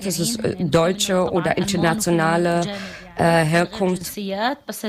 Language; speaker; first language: German; non-native, learner; Arabic